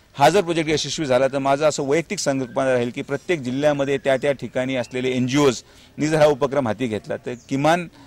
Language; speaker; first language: Marathi; native; Marathi